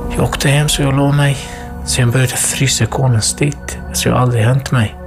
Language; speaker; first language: Swedish; non-native, fluent; Kurdish